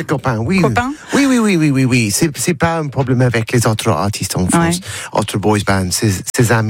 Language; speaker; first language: French; non-native, learner; English